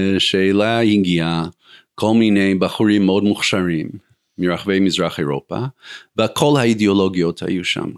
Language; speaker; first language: Hebrew; non-native, fluent; English